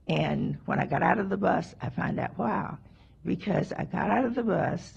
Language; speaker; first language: English; native; English